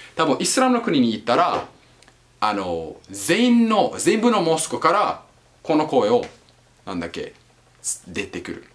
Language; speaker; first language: Japanese; non-native, learner; English